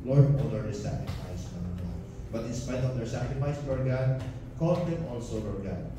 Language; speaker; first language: English; non-native, local second language; Filipino